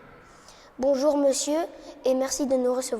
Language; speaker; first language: French; native; French